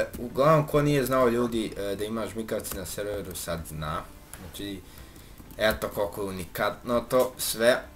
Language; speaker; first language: Serbian; early bilingual, heritage; Bosnian